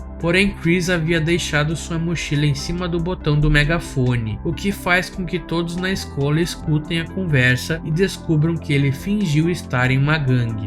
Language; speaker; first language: Portuguese; native; Portuguese